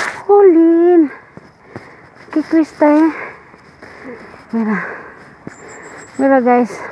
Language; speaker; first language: Spanish; non-native, learner; Filipino